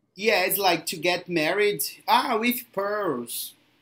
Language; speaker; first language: English; non-native, fluent; Portuguese